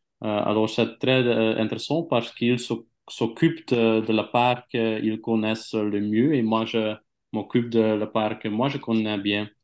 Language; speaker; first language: French; non-native, local second language; Dutch